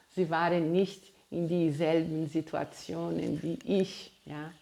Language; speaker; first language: German; non-native, fluent; Portuguese